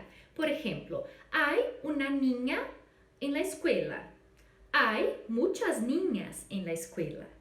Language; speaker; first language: Spanish; non-native, fluent; Portuguese